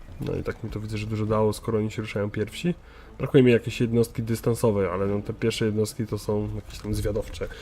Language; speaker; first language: Polish; native; Polish